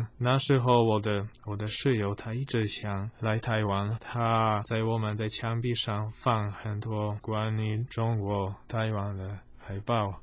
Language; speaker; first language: Chinese; non-native, fluent; Polish